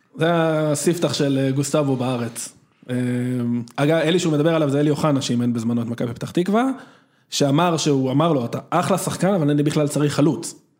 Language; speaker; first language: Hebrew; native; Hebrew